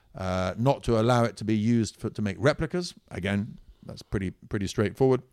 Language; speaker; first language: English; non-native, fluent; Italian